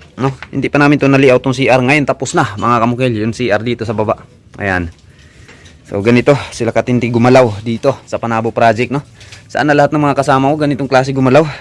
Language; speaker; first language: Filipino; non-native, local second language; Cebuano